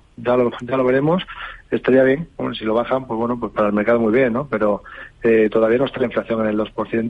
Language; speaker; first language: Spanish; native; Spanish